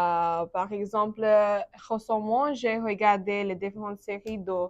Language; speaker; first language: French; non-native, learner; Bangla